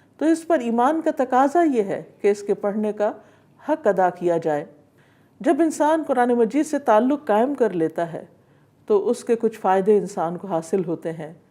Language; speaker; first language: Urdu; native; Urdu